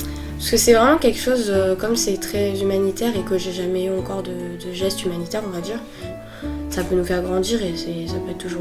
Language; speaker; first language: French; native; French